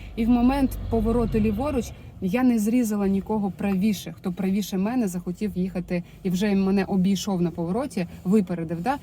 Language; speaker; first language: Ukrainian; non-native, local second language; Russian